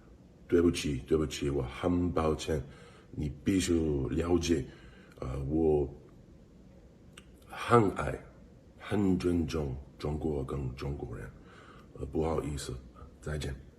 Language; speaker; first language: Chinese; non-native, learner; English